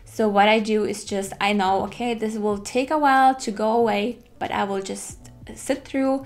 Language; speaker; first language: English; non-native, fluent; German